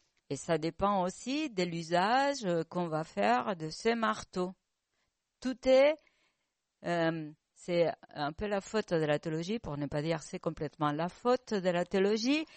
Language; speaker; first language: French; non-native, fluent; Spanish